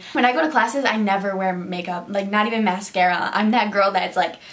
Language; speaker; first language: English; native; English